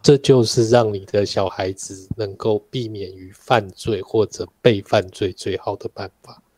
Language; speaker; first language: Chinese; native; Chinese